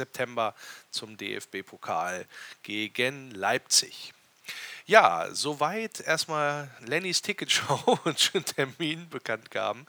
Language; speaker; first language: German; native; German